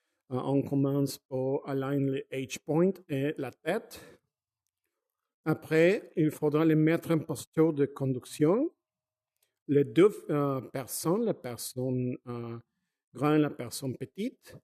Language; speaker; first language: French; non-native, fluent; Spanish